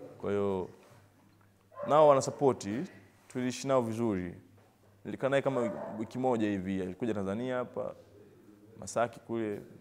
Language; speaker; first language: Swahili; native; Swahili